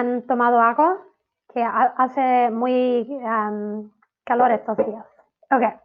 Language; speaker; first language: Spanish; non-native, fluent; Italian